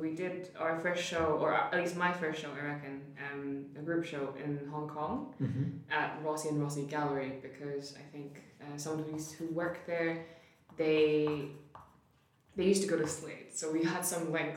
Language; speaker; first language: English; non-native, local second language; Cantonese